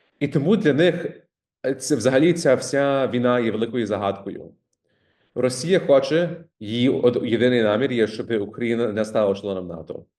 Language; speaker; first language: Ukrainian; early bilingual, heritage; Ukrainian